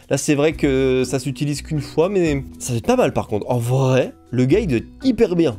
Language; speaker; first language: French; native; French